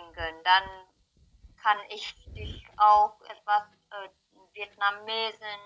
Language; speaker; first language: German; non-native, learner; Vietnamese